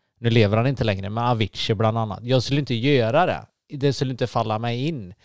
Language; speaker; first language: Swedish; native; Swedish